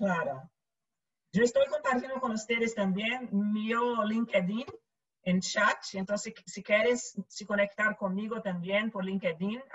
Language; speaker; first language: Spanish; non-native, learner; Portuguese